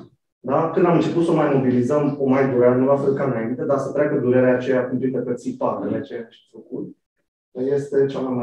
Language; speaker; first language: Romanian; native; Romanian